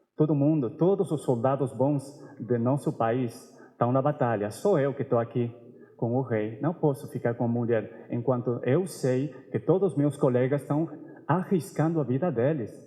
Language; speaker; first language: Portuguese; non-native, fluent; Spanish